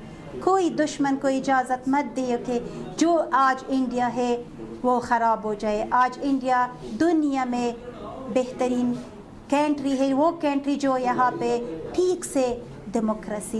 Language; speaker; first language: Hindi; non-native, fluent; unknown